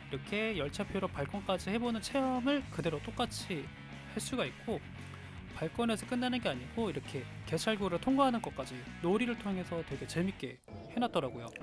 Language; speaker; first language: Korean; native; Korean